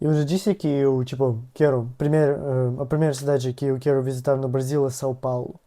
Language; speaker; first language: Portuguese; non-native, learner; Russian